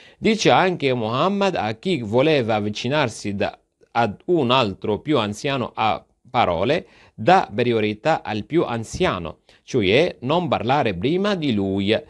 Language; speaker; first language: Italian; non-native, fluent; Arabic